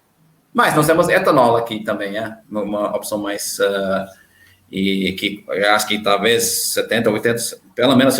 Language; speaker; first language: Portuguese; non-native, learner; English